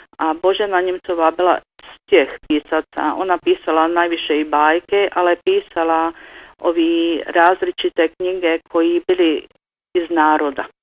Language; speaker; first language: Bosnian; non-native, fluent; Czech